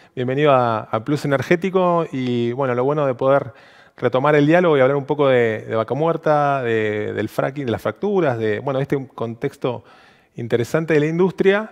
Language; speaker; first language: Spanish; native; Spanish